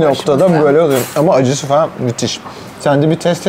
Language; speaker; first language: Turkish; native; Turkish